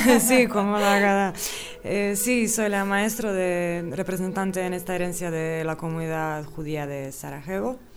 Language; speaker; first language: Spanish; early bilingual, other home language; Bosnian